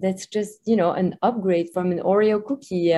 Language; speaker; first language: English; non-native, fluent; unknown